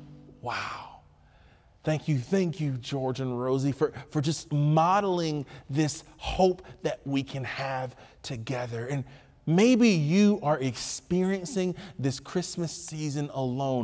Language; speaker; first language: English; native; English